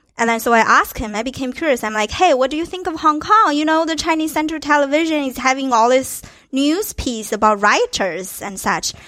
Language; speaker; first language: English; non-native, fluent; Chinese